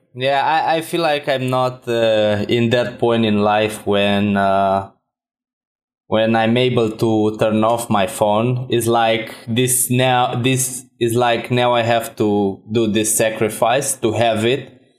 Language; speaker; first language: English; non-native, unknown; Romanian